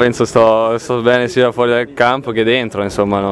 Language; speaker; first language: Italian; non-native, local second language; German